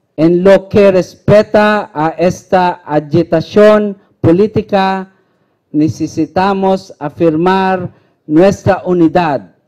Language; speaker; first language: Spanish; non-native, learner; Filipino